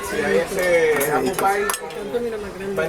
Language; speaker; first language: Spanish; early bilingual, heritage; English